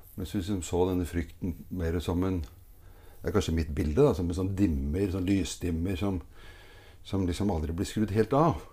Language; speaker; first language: Norwegian; native; Norwegian